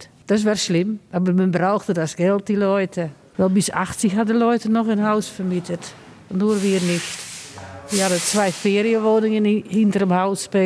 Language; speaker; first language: German; non-native, learner; Dutch